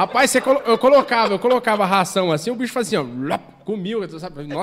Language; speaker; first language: Portuguese; native; Portuguese